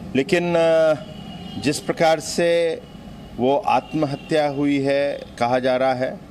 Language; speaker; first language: Hindi; native; Hindi